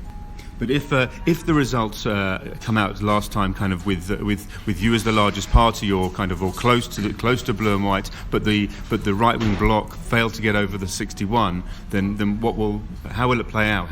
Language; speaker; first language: English; native; English